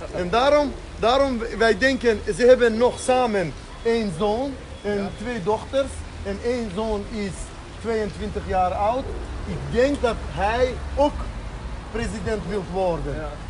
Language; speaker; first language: Dutch; non-native, fluent; Azerbaijani